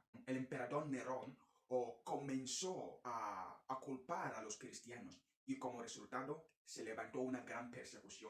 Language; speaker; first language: Spanish; non-native, fluent; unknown